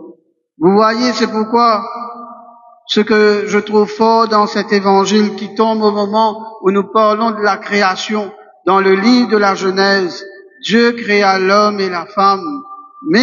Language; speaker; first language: French; non-native, local second language; Morisyen